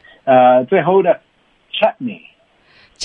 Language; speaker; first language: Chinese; non-native, learner; English